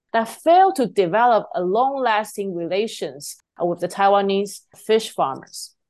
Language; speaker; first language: English; non-native, fluent; Chinese